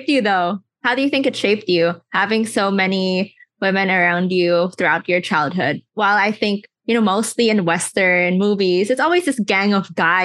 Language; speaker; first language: English; non-native, local second language; Filipino